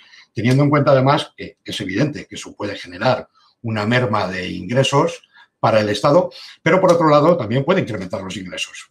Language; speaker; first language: Spanish; native; Spanish